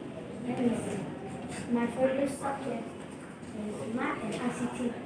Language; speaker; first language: English; non-native, learner; Vietnamese